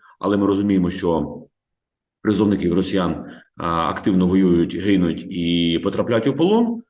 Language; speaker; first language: Ukrainian; native; Ukrainian